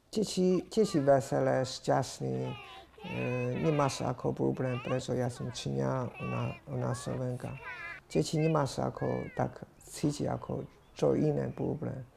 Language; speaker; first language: Slovak; non-native, learner; Chinese